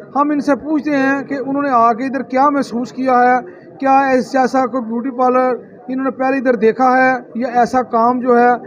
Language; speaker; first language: Urdu; non-native, local second language; Punjabi